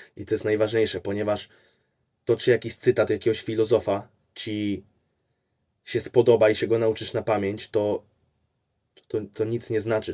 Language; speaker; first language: Polish; native; Polish